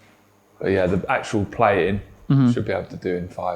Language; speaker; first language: English; native; English